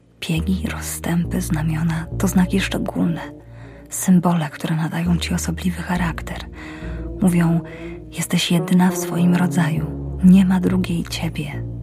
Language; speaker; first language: Polish; native; Polish